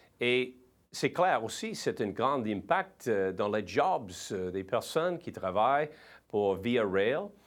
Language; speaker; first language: French; non-native, learner; English